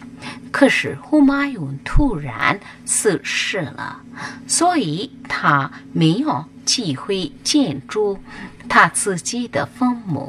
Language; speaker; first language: Chinese; non-native, learner; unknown